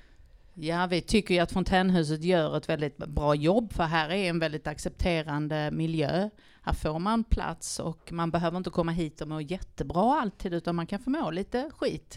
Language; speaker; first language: Swedish; native; Swedish